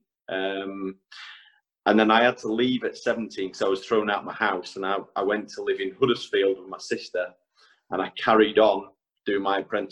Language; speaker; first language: English; native; English